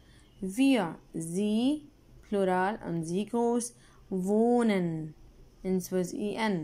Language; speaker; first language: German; non-native, learner; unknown